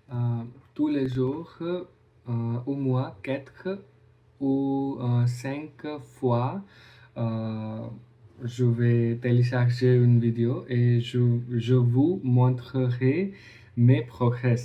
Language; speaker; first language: French; non-native, learner; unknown